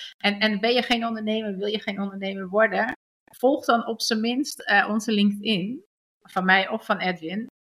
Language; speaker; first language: Dutch; early bilingual, other home language; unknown